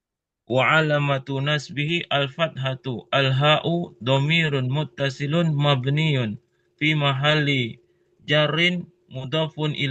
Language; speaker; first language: Arabic; non-native, learner; Indonesian